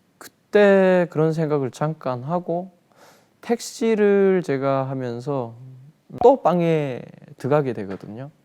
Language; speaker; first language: Korean; native; Korean